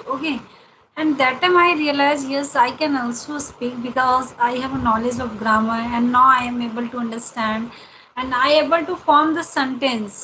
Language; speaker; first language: English; non-native, learner; Hindi